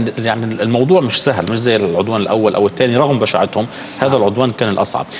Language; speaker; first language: Arabic; native; Arabic